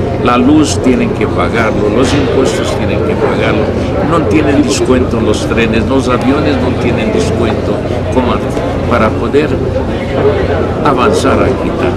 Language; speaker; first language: Spanish; non-native, fluent; Hungarian